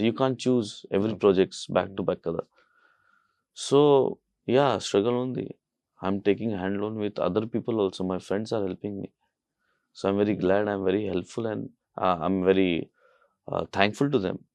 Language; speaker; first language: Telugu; non-native, local second language; Urdu